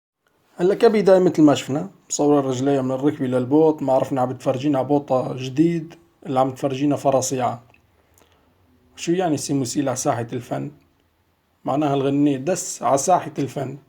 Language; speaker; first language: Arabic; native; Arabic